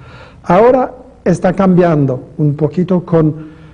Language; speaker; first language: Spanish; non-native, fluent; French